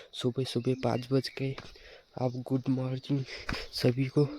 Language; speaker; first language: Hindi; non-native, local second language; Marathi